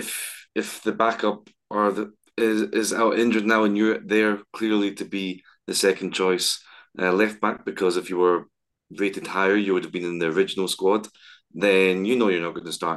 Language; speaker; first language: English; native; English